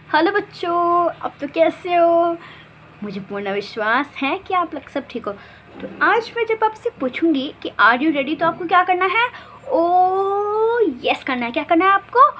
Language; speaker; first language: Hindi; native; Hindi